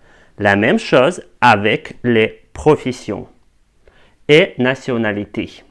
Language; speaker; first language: French; non-native, fluent; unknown